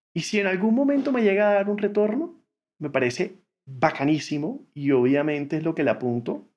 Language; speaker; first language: Spanish; native; Spanish